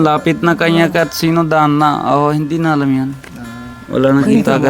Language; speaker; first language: Filipino; non-native, learner; Punjabi